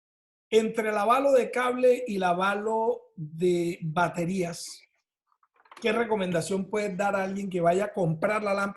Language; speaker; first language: Spanish; native; Spanish